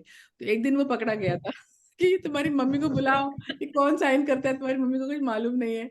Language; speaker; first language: Hindi; native; Hindi